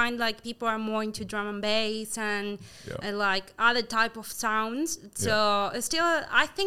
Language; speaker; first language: English; non-native, fluent; Spanish